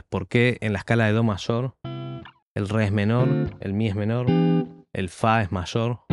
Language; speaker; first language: Spanish; native; Spanish